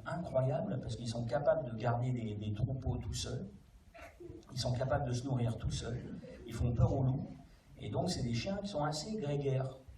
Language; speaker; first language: French; native; French